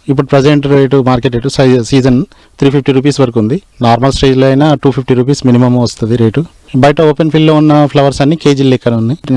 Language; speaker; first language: Telugu; native; Telugu